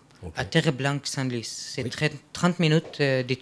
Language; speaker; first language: French; non-native, learner; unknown